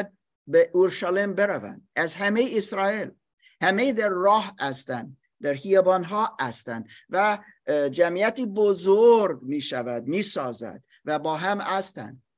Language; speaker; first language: Persian; non-native, fluent; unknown